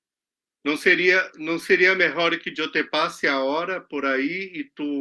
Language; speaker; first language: Spanish; non-native, learner; Portuguese